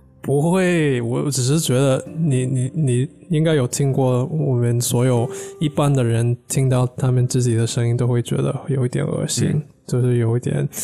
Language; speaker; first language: Chinese; non-native, fluent; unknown